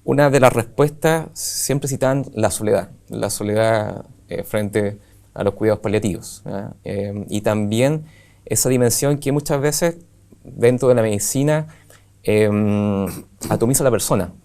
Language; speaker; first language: Spanish; native; Spanish